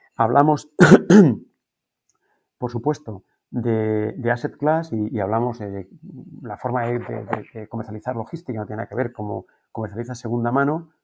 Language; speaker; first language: Spanish; native; Spanish